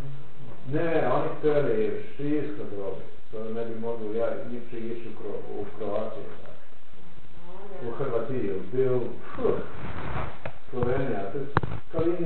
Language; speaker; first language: Polish; non-native, learner; Croatian